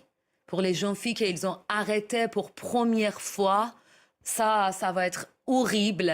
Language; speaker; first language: French; non-native, learner; Persian